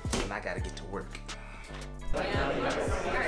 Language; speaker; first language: English; native; English